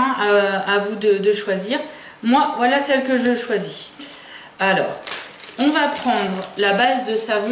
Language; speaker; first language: French; native; French